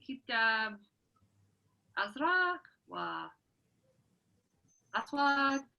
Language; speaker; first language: Arabic; non-native, learner; English